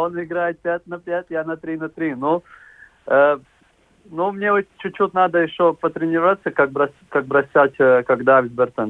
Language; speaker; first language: Russian; non-native, local second language; Latvian